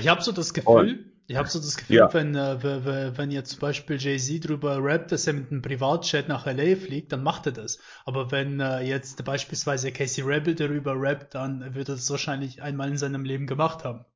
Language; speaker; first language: German; native; German